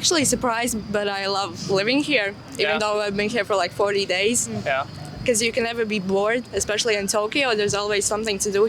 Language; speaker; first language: English; non-native, fluent; Latvian